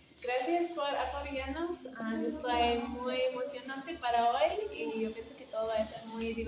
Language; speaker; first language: Spanish; non-native, learner; English